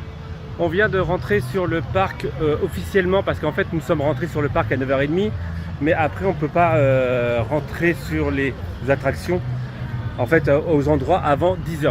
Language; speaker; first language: French; native; French